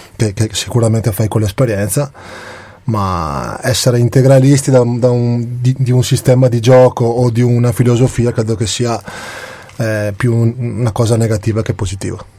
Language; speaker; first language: Italian; native; Italian